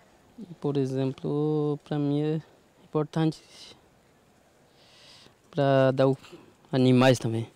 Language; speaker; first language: Portuguese; non-native, local second language; Guarani